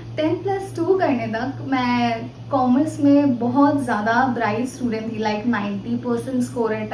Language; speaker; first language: Hindi; native; Hindi